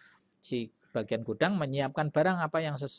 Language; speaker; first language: Indonesian; native; Indonesian